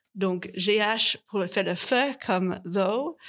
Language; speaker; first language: French; native; French